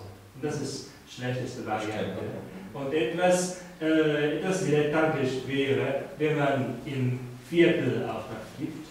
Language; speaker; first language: German; non-native, fluent; Japanese